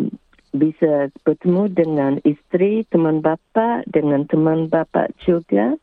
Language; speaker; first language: Indonesian; early bilingual, heritage; English